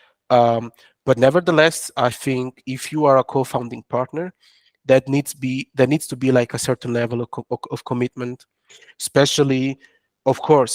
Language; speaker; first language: English; non-native, fluent; French